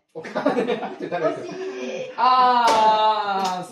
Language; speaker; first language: Japanese; native; Japanese